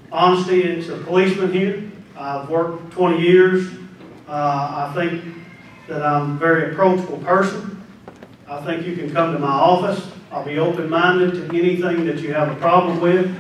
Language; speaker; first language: English; native; English